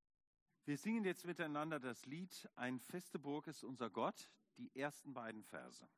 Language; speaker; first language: German; native; German